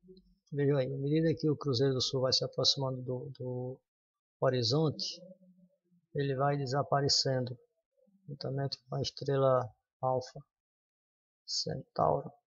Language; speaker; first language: Portuguese; native; Portuguese